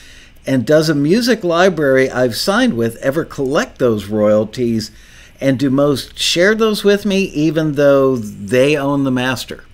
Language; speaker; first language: English; native; English